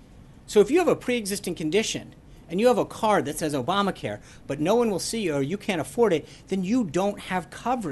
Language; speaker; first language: English; native; English